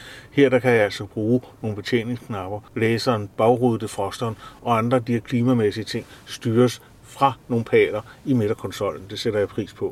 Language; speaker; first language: Danish; native; Danish